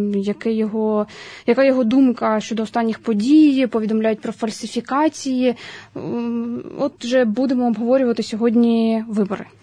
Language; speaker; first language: Ukrainian; native; Ukrainian